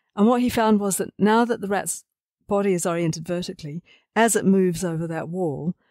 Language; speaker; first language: English; native; English